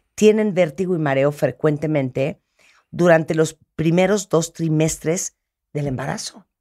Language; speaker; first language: Spanish; native; Spanish